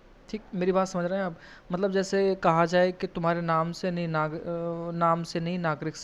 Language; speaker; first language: Hindi; native; Hindi